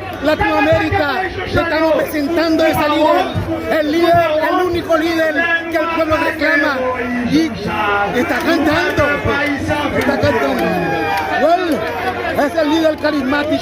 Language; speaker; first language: Spanish; non-native, fluent; Haitian Creole